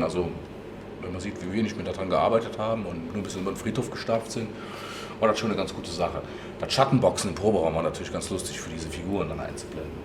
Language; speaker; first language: German; native; German